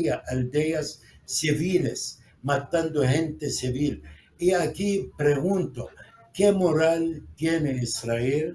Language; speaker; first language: Spanish; non-native, fluent; Arabic